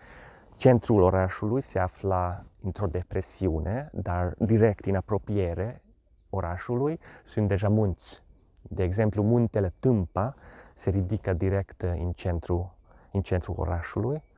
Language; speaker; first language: Romanian; non-native, fluent; Hungarian